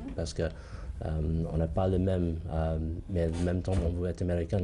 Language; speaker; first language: French; non-native, learner; English